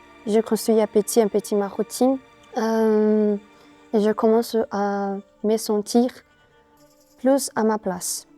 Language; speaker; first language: French; non-native, learner; Portuguese